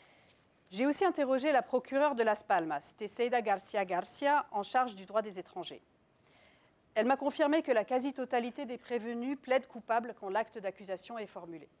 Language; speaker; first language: French; native; French